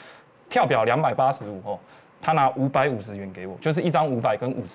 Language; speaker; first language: Chinese; native; Chinese